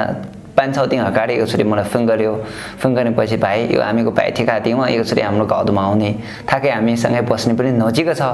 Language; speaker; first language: Nepali; non-native, learner; Chinese